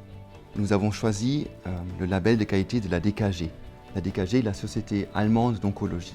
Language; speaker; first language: French; native; French